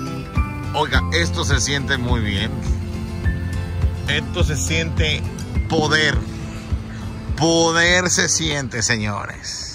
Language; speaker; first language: Spanish; native; Spanish